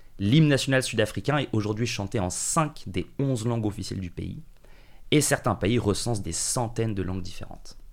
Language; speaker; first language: French; early bilingual, other home language; English